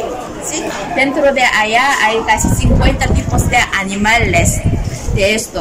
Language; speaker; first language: Spanish; non-native, learner; Korean